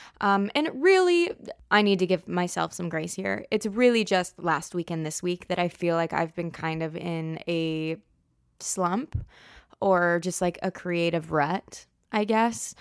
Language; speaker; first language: English; native; English